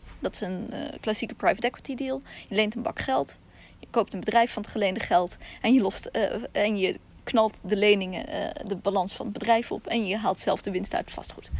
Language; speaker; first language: Dutch; early bilingual, other home language; Russian